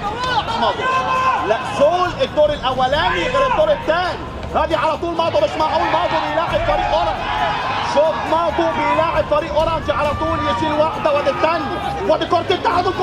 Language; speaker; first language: Arabic; native; Arabic